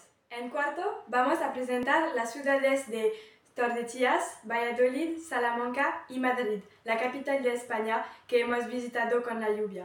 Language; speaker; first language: Spanish; non-native, learner; French